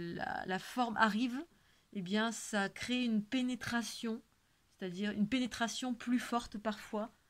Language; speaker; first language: French; native; French